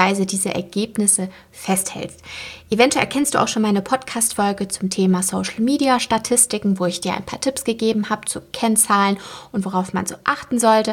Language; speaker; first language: German; native; German